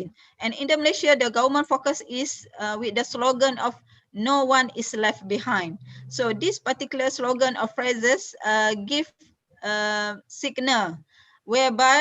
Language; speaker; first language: English; non-native, local second language; Malay